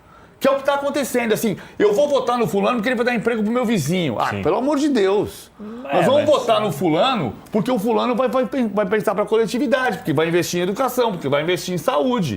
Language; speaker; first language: Portuguese; native; Portuguese